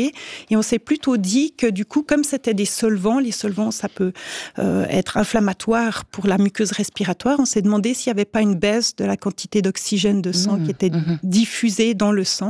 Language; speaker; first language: French; native; French